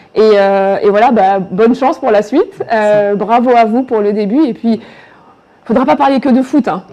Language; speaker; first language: French; early bilingual, other home language; Bambara